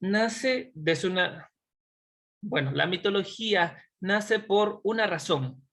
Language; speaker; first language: Spanish; native; Spanish